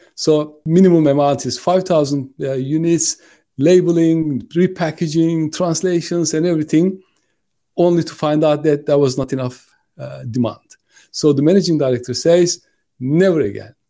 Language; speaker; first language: English; non-native, fluent; Turkish